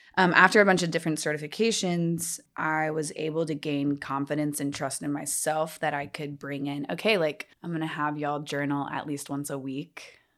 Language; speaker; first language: English; native; English